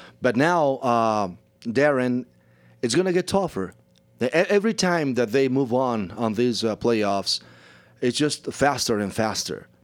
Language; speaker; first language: English; non-native, fluent; Spanish